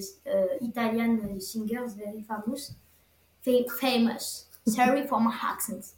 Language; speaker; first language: English; non-native, learner; French